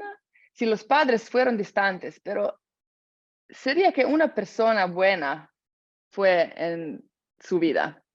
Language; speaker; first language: Spanish; non-native, fluent; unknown